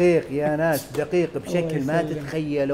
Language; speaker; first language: Arabic; native; Arabic